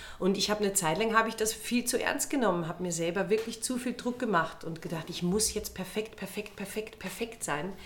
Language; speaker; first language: German; native; German